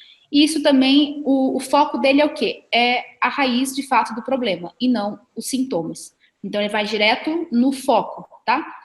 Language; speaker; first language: Portuguese; native; Portuguese